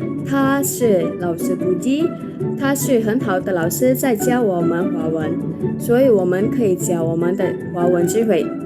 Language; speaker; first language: Chinese; non-native, learner; Indonesian